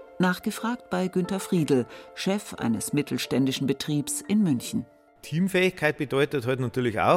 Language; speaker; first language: German; native; German